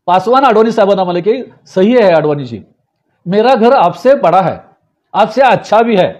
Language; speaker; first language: Hindi; non-native, local second language; Marathi